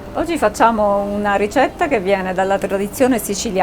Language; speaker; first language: Italian; native; Italian